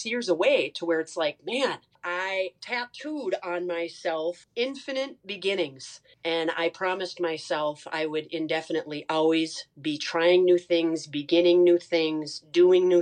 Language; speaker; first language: English; native; English